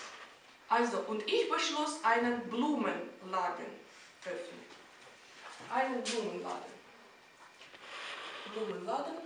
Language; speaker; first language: German; non-native, fluent; Russian